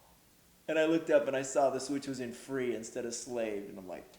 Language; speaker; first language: English; native; English